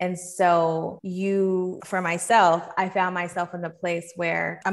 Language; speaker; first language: English; native; English